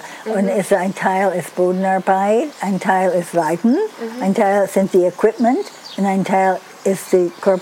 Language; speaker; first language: German; non-native, fluent; English